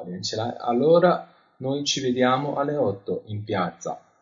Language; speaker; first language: Italian; non-native, fluent; Chinese